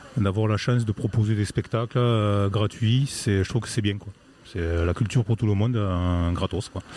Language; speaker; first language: French; native; French